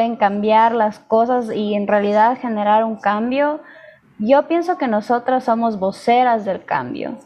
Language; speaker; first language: Spanish; native; Spanish